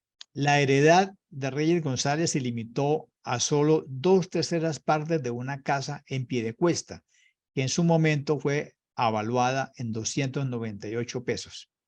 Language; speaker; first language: Spanish; native; Spanish